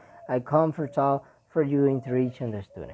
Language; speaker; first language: English; non-native, learner; Spanish